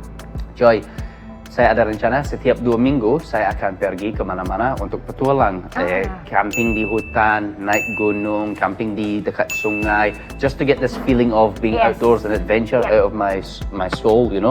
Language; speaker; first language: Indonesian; non-native, learner; English